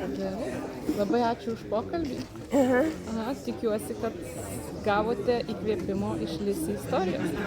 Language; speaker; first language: Lithuanian; native; Lithuanian